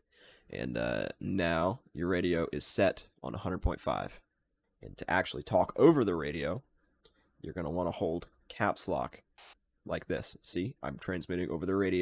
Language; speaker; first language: English; native; English